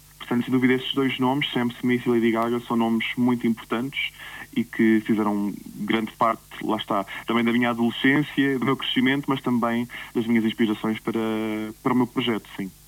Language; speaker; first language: Portuguese; native; Portuguese